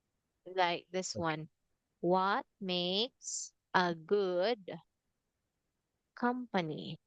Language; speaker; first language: English; non-native, fluent; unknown